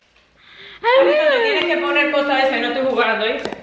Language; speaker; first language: Spanish; native; Spanish